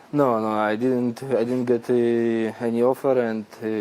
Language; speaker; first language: English; non-native, fluent; Polish